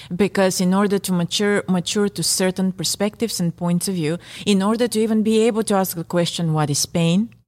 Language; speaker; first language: English; non-native, fluent; Bulgarian